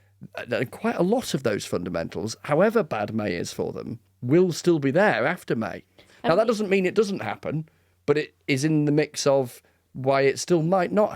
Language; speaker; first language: English; native; English